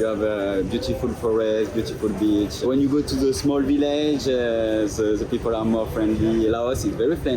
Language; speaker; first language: English; non-native, learner; French